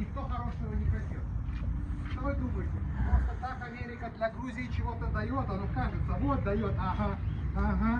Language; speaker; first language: Russian; native; Russian